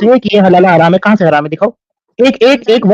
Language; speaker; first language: Hindi; native; Hindi